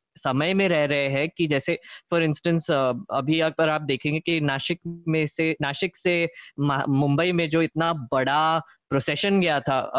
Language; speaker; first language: Hindi; non-native, local second language; Marathi